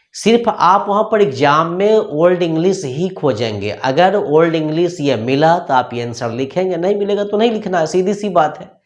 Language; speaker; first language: Hindi; native; Hindi